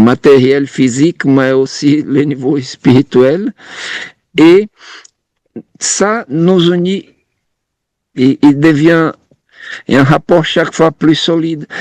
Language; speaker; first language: French; non-native, fluent; Portuguese